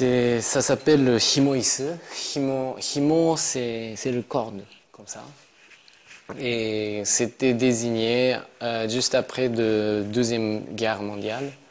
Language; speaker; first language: French; non-native, learner; Japanese